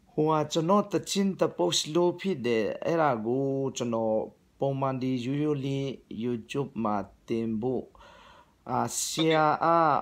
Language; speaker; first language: Burmese; non-native, local second language; Tedim Chin